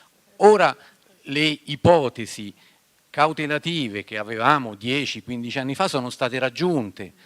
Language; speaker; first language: Italian; native; Italian